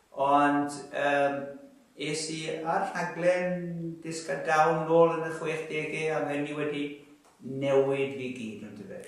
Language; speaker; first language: Welsh; native; Welsh